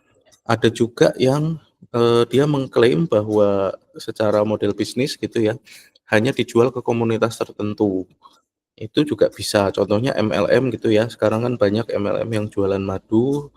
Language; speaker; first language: Indonesian; native; Indonesian